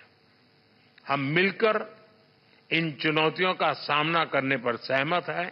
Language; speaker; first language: Hindi; native; Hindi